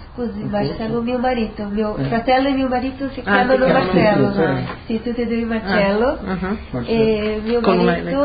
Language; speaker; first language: Italian; non-native, learner; Portuguese